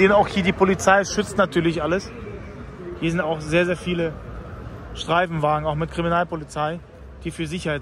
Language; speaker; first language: German; native; German